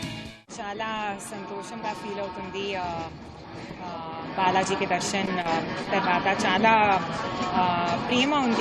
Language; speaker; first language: Telugu; non-native, learner; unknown